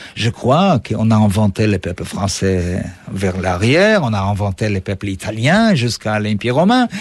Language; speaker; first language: French; non-native, fluent; Hebrew